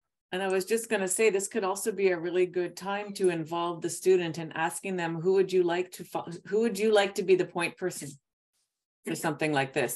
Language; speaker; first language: English; native; English